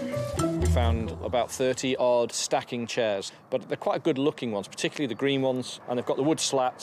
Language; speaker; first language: English; native; English